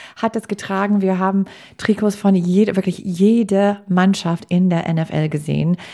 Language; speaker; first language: German; non-native, fluent; English